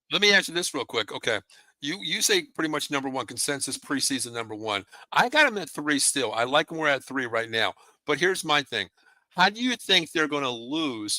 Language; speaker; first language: English; native; English